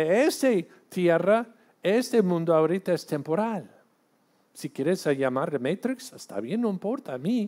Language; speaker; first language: Spanish; non-native, fluent; English